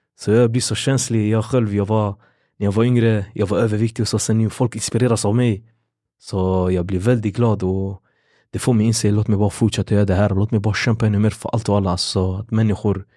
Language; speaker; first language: Swedish; early bilingual, other home language; Kurdish